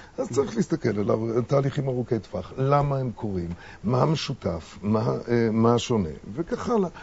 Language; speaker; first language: Hebrew; non-native, fluent; German